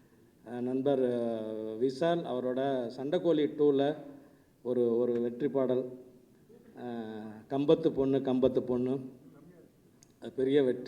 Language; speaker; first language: Tamil; native; Tamil